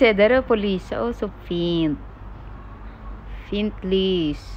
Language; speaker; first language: Norwegian; non-native, learner; Filipino